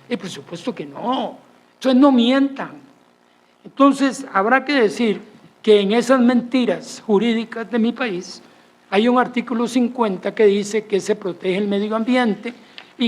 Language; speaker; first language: Spanish; native; Spanish